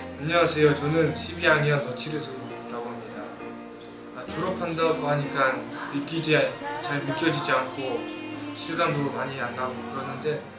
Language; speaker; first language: Korean; early bilingual, other home language; Mongolian